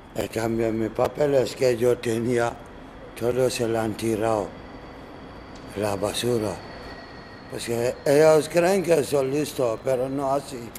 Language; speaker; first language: Spanish; non-native, learner; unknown